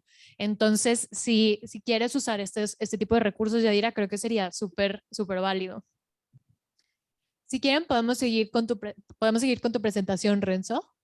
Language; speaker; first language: Spanish; native; Spanish